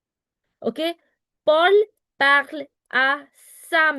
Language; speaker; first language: French; non-native, fluent; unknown